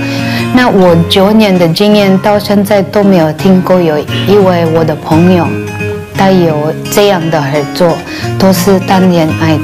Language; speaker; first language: Chinese; non-native, fluent; Cebuano